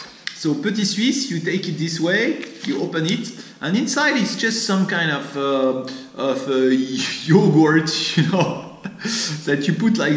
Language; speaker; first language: English; non-native, fluent; French